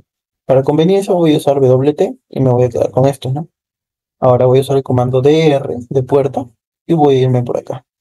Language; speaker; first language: Spanish; native; Spanish